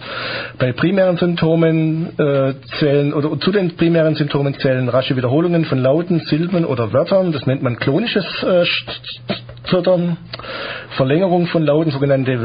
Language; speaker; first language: German; native; German